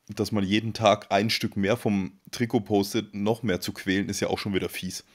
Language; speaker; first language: German; native; German